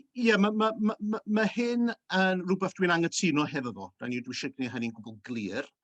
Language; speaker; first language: Welsh; early bilingual, heritage; Welsh